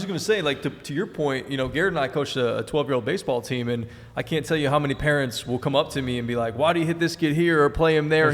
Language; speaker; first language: English; native; English